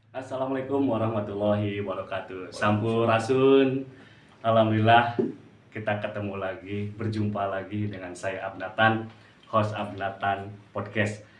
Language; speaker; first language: Indonesian; non-native, local second language; Sundanese